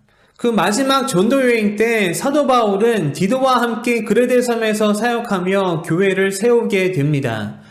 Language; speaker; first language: Korean; native; Korean